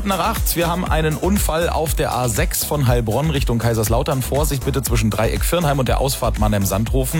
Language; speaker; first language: German; native; German